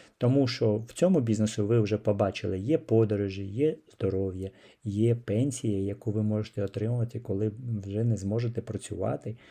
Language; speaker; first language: Ukrainian; non-native, local second language; Russian